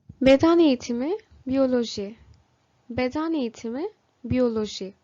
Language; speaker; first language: Turkish; non-native, fluent; Bangla